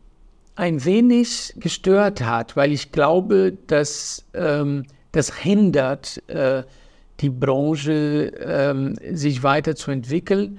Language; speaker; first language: German; non-native, fluent; Portuguese